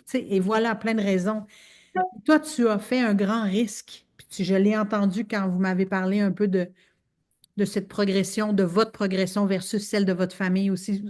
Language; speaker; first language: French; native; French